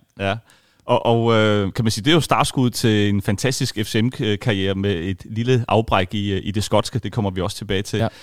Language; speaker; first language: Danish; native; Danish